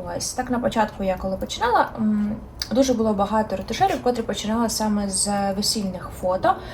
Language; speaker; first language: Ukrainian; non-native, local second language; Russian